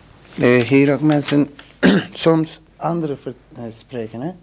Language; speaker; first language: Dutch; non-native, learner; Turkish